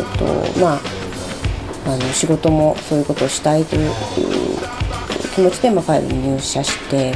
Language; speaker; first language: Japanese; native; Japanese